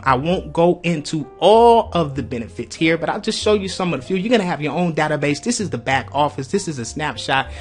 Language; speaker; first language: English; native; English